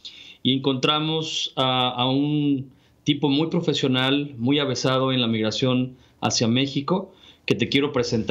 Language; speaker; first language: Spanish; native; Spanish